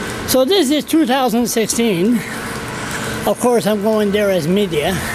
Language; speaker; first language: English; non-native, local second language; French